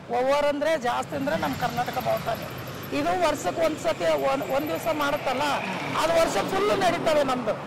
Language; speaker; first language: Kannada; non-native, local second language; Marathi